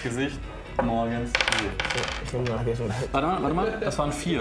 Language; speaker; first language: German; native; German